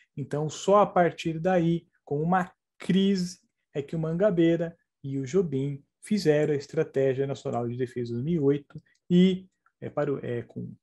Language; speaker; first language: Portuguese; native; Portuguese